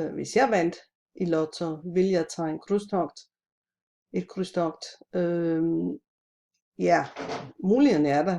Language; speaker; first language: Danish; non-native, fluent; Italian